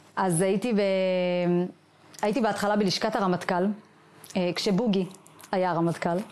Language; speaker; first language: Hebrew; native; Hebrew